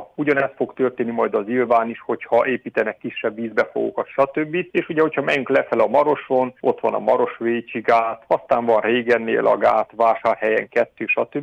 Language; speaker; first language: Hungarian; native; Hungarian